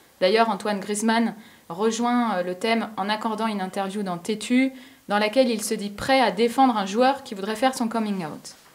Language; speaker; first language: French; native; French